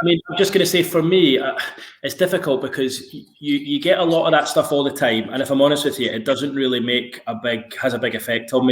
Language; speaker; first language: English; native; English